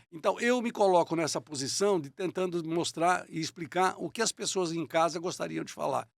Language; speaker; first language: Portuguese; early bilingual, other home language; Italian